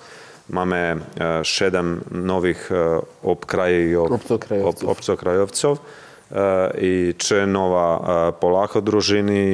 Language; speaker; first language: Polish; non-native, learner; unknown